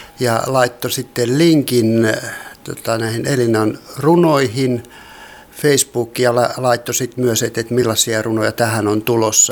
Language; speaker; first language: Finnish; native; Finnish